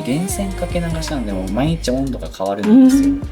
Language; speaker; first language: Japanese; native; Japanese